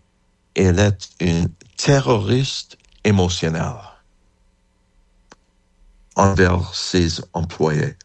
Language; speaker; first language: French; non-native, fluent; English